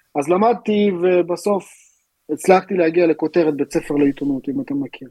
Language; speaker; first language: Hebrew; early bilingual, other home language; Russian